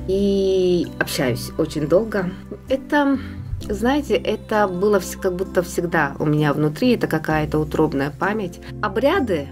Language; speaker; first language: Russian; non-native, local second language; Yakut